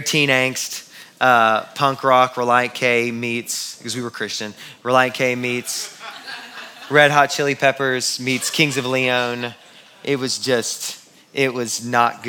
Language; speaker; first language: English; native; English